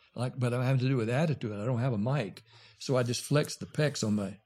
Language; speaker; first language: English; native; English